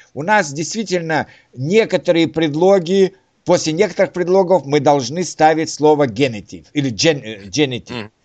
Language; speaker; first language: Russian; native; Russian